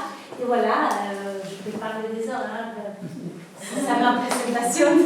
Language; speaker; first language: French; non-native, fluent; Spanish